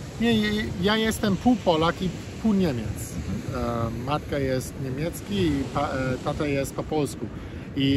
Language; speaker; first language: Polish; early bilingual, heritage; German